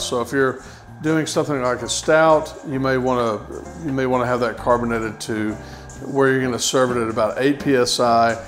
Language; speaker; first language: English; native; English